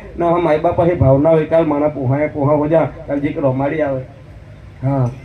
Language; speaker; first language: Gujarati; non-native, local second language; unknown